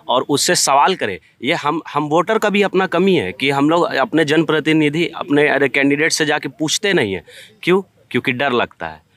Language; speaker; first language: Hindi; native; Hindi